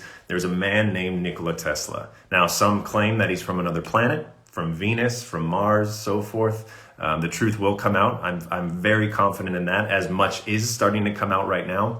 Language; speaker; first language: English; native; English